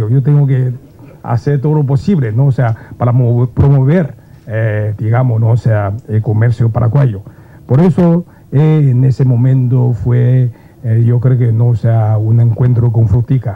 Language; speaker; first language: Spanish; non-native, learner; Chinese